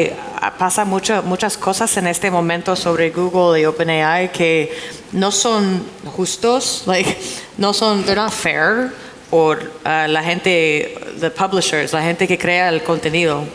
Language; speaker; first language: Spanish; non-native, fluent; English